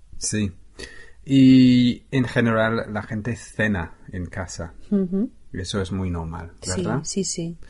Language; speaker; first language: Spanish; non-native, fluent; English